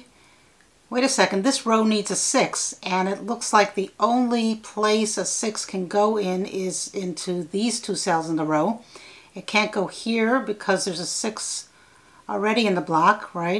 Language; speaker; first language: English; native; English